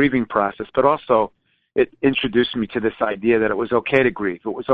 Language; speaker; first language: English; native; English